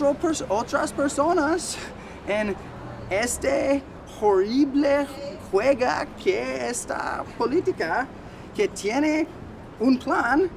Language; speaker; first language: Spanish; non-native, learner; English